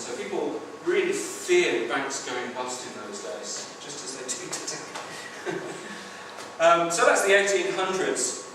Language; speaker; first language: English; native; English